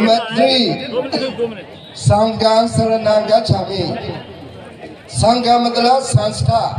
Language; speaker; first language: Hindi; non-native, learner; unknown